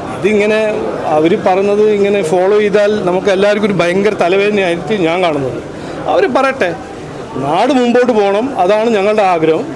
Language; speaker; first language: Malayalam; early bilingual, heritage; Malayalam